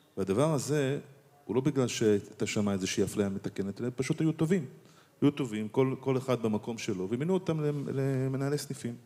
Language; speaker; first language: Hebrew; native; Hebrew